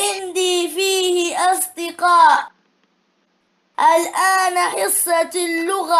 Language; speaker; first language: Arabic; non-native, learner; Thai